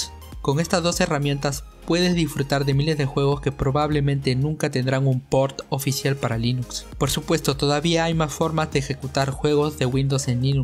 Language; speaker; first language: Spanish; native; Spanish